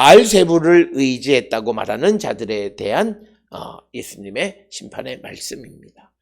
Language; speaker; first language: Korean; native; Korean